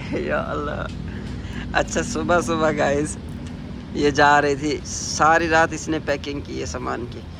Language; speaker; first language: Urdu; non-native, local second language; Punjabi